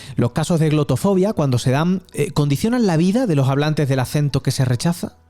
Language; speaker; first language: Spanish; native; Spanish